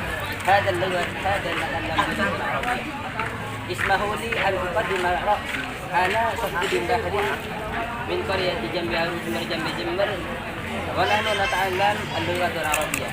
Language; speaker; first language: Arabic; non-native, learner; Indonesian